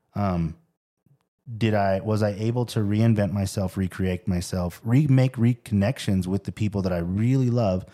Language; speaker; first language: English; native; English